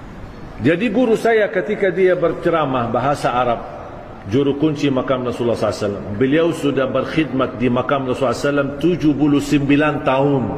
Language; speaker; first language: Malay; non-native, fluent; Arabic